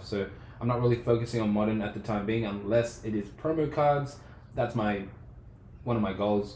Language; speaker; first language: English; native; English